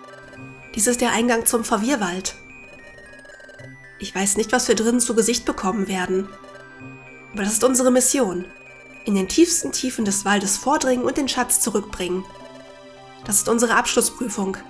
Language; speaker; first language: German; native; German